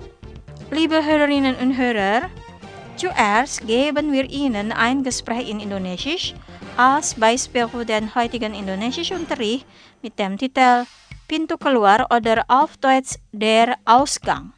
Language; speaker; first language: German; non-native, fluent; Indonesian